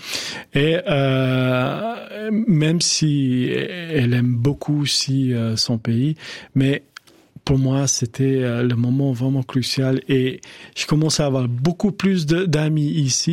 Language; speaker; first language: French; non-native, fluent; Albanian